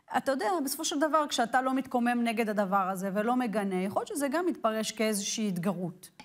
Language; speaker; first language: Hebrew; native; Hebrew